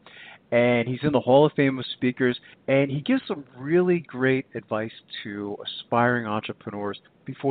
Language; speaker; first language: English; native; English